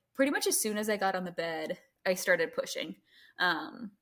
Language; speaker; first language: English; native; English